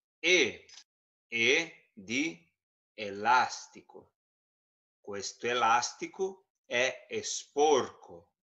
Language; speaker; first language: Italian; non-native, fluent; Portuguese